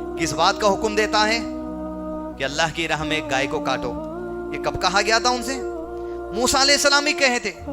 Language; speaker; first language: Urdu; native; Urdu